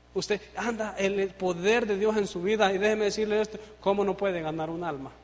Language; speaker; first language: Spanish; native; Spanish